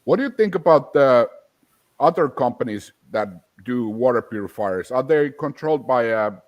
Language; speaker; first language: English; non-native, fluent; Finnish